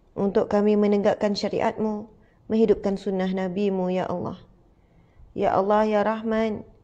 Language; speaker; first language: Malay; native; Malay